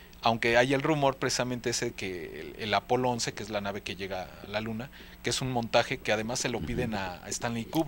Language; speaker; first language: Spanish; native; Spanish